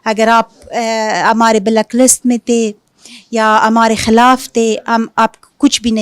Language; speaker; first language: Hindi; non-native, fluent; Punjabi